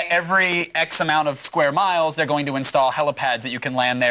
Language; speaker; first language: English; native; English